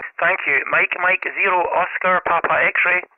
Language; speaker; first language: English; native; English